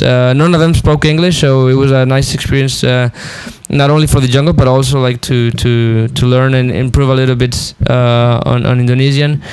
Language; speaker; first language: English; non-native, fluent; Spanish